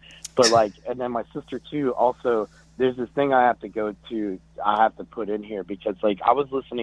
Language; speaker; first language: English; native; English